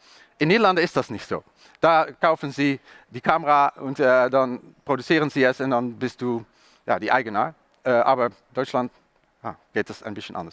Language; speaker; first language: German; non-native, learner; Dutch